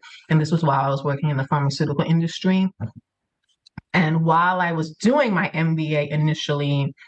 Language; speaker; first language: English; early bilingual, other home language; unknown